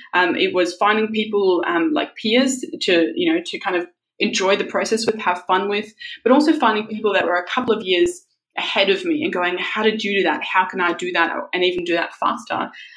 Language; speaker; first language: English; early bilingual, other home language; German